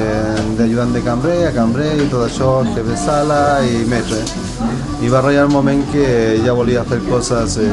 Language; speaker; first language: Catalan; non-native, learner; Spanish